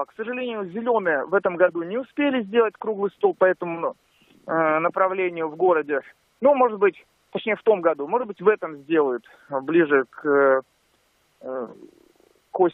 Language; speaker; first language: Russian; native; Russian